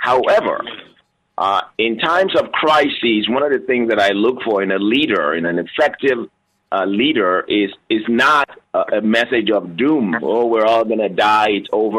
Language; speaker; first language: English; non-native, local second language; Yoruba